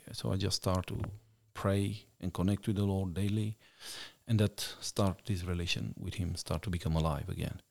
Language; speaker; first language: English; non-native, fluent; Romanian